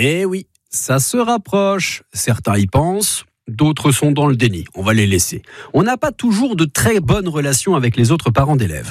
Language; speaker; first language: French; native; French